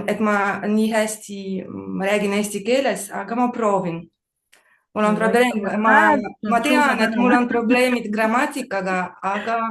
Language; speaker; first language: Estonian; non-native, learner; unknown